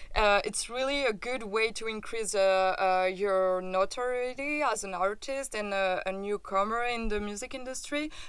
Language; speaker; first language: English; non-native, fluent; French